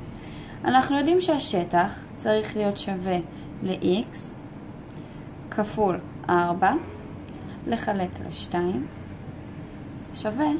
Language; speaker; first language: Hebrew; native; Hebrew